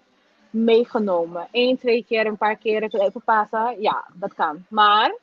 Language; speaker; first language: Dutch; non-native, local second language; Papiamento